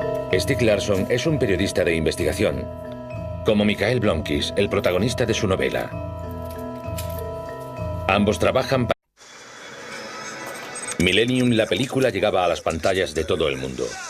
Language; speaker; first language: Spanish; native; Spanish